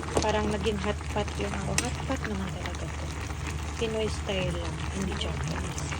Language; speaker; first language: Filipino; non-native, local second language; Cebuano